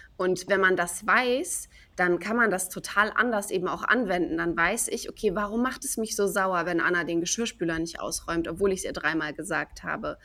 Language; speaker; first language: German; native; German